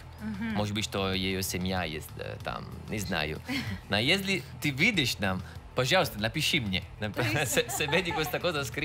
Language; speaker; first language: Russian; non-native, learner; Italian